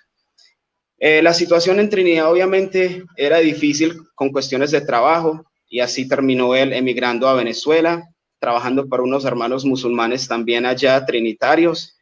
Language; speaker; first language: Spanish; native; Spanish